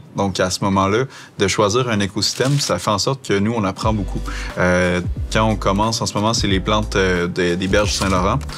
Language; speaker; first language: French; native; French